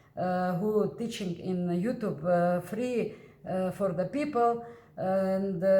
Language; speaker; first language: English; non-native, learner; Russian